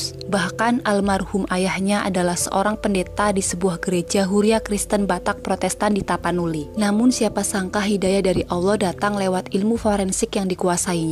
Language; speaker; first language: Indonesian; native; Indonesian